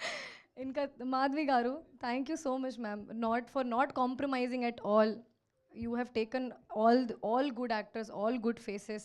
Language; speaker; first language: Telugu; non-native, local second language; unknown